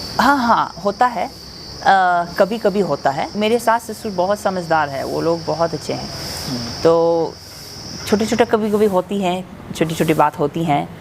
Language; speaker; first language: Hindi; non-native, fluent; English